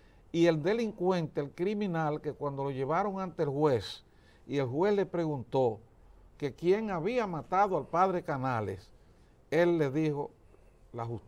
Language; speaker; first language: Spanish; native; Spanish